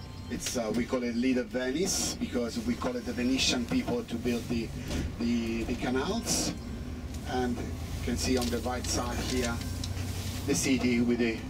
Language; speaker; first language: English; non-native, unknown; Italian